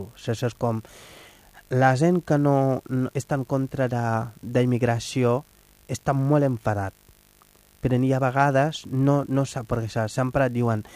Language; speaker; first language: Catalan; non-native, fluent; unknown